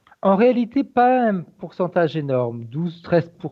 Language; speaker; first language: French; native; French